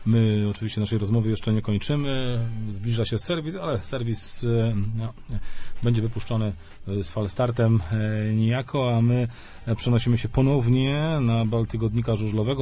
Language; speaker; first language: Polish; native; Polish